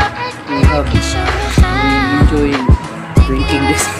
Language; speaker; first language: English; non-native, local second language; Cebuano